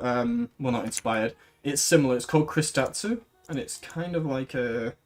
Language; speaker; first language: English; native; English